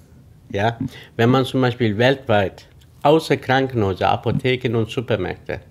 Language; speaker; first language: German; non-native, fluent; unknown